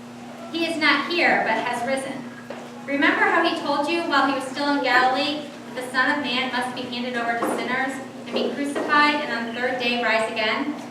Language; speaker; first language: English; native; English